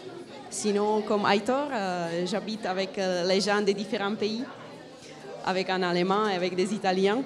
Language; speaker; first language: French; non-native, fluent; Czech